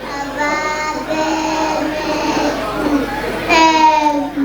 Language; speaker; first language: French; non-native, learner; Wolof